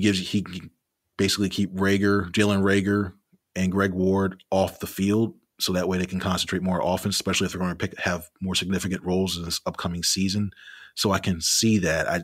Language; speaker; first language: English; native; English